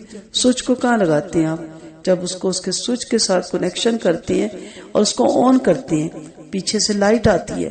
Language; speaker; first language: Urdu; native; Urdu